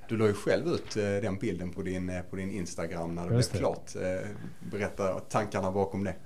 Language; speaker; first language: Swedish; native; Swedish